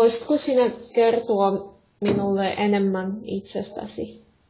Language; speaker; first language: Finnish; non-native, fluent; Russian